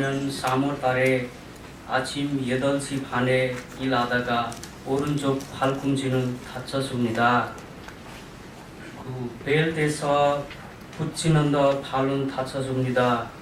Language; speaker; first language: Korean; non-native, learner; Nepali